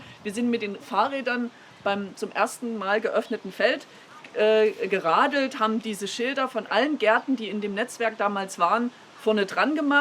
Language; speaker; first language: German; native; German